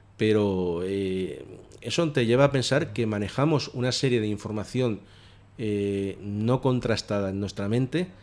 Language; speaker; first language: Spanish; native; Spanish